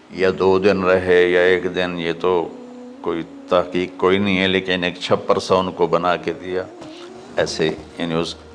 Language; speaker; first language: Urdu; non-native, local second language; Punjabi